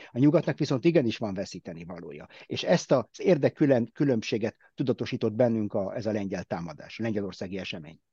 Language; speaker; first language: Hungarian; early bilingual, heritage; Hungarian